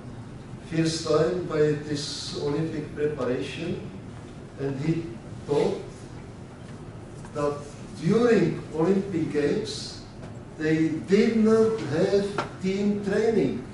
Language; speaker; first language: English; non-native, learner; Czech